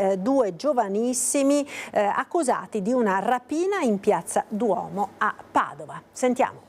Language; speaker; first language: Italian; native; Italian